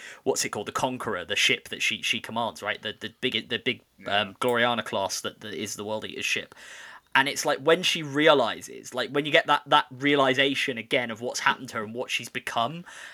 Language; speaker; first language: English; native; English